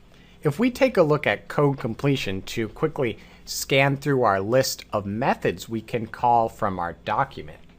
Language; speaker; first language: English; native; English